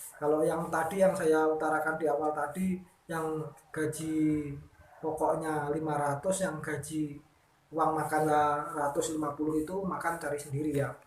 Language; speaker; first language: Indonesian; native; Indonesian